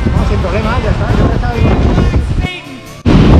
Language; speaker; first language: Spanish; native; Spanish